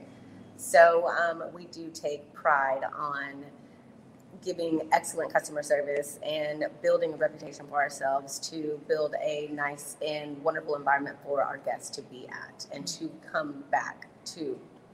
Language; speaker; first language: English; native; English